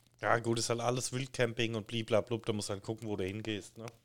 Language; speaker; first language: German; native; German